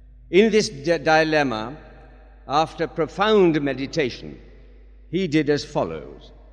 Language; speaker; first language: English; non-native, local second language; Urdu